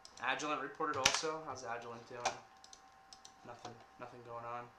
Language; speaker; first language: English; native; English